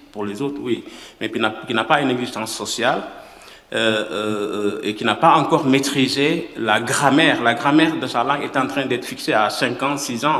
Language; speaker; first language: French; non-native, local second language; Wolof